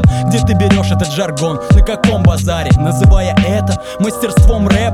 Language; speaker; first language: Russian; native; Russian